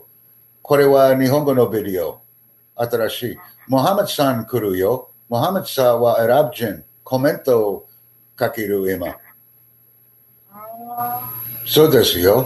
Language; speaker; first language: Japanese; non-native, learner; English